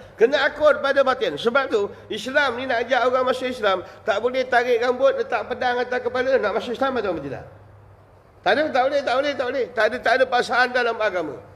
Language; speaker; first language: Malay; native; Malay